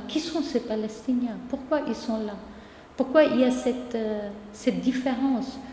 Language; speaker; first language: French; non-native, local second language; Arabic